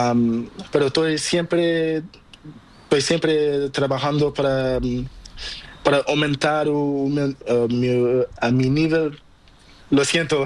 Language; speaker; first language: Spanish; non-native, learner; Portuguese